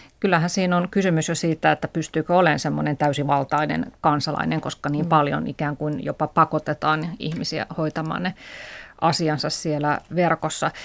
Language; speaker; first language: Finnish; native; Finnish